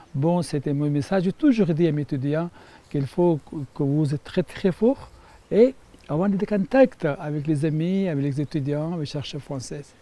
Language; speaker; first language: French; non-native, fluent; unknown